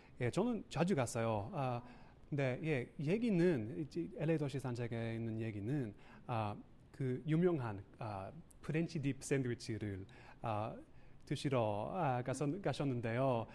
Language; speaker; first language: Korean; non-native, learner; English